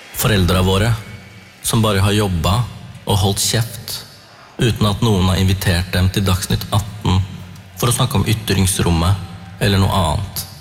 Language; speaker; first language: Norwegian; early bilingual, other home language; Tamil